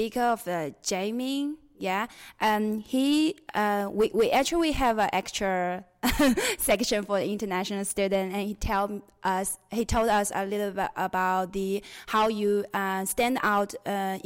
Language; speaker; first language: English; non-native, fluent; Chinese